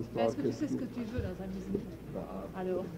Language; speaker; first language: French; native; French